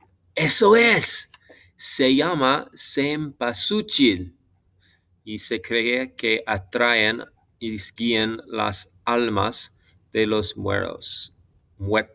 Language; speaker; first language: Spanish; non-native, fluent; English